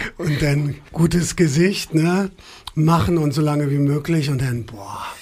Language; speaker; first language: German; native; German